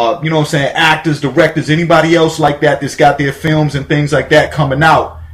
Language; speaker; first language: English; native; English